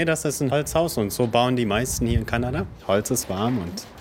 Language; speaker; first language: German; early bilingual, other home language; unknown